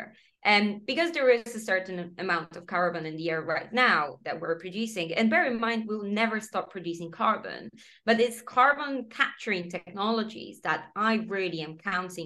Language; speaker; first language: English; non-native, fluent; Polish